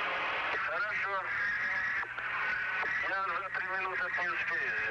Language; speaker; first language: Russian; native; Russian